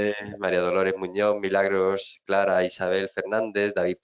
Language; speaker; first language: Spanish; native; Spanish